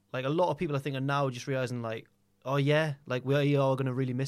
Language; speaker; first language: English; native; English